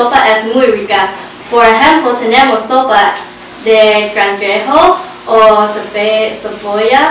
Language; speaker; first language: Spanish; non-native, learner; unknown